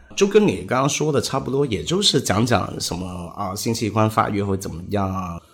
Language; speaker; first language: Chinese; non-native, local second language; Cantonese